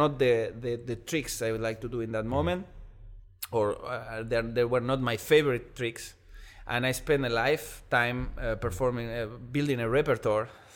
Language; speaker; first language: English; non-native, learner; Spanish